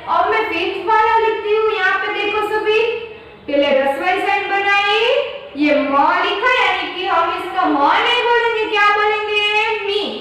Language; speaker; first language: Hindi; non-native, local second language; Gujarati